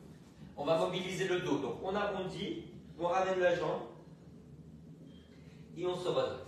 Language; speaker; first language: French; native; French